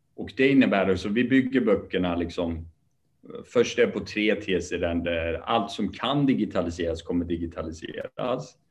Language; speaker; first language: Swedish; early bilingual, other home language; Kurdish